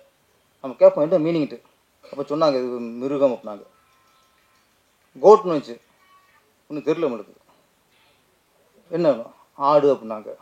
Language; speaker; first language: Tamil; native; Tamil